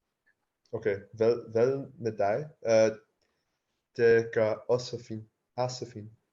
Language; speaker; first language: Danish; non-native, learner; English